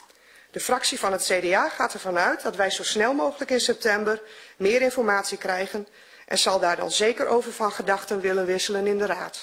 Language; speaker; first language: Dutch; native; Dutch